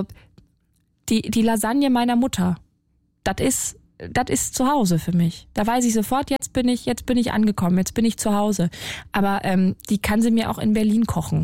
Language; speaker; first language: German; native; German